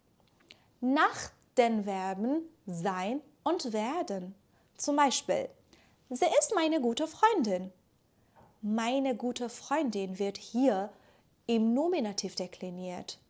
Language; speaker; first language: German; native; German